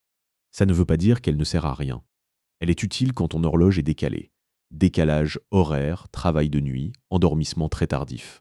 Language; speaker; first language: French; native; French